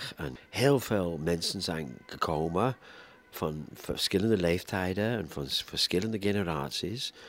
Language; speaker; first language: Dutch; non-native, fluent; English